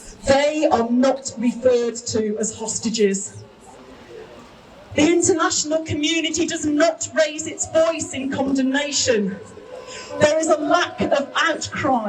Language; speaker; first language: English; native; English